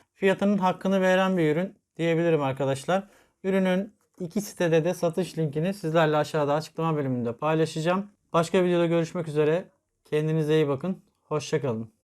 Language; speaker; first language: Turkish; native; Turkish